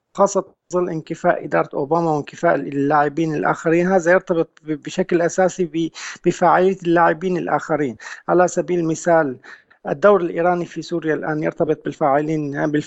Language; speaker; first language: Arabic; native; Arabic